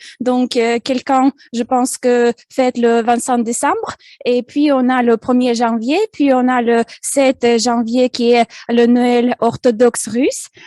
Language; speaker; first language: French; non-native, fluent; Russian